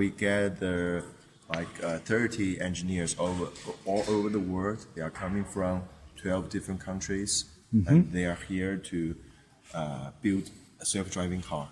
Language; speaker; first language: English; non-native, fluent; Chinese